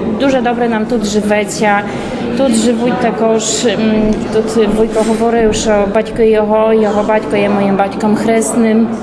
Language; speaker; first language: Ukrainian; early bilingual, heritage; Polish